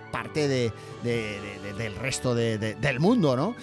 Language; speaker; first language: Spanish; native; Spanish